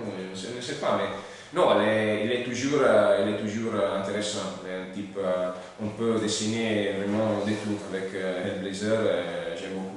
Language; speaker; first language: French; non-native, learner; Italian